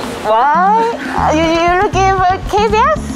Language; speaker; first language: English; non-native, learner; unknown